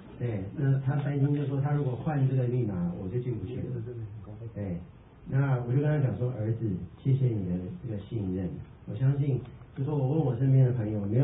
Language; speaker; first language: Chinese; early bilingual, heritage; Chinese